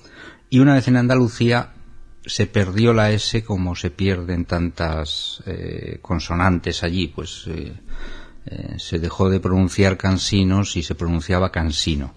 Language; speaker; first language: Spanish; native; Spanish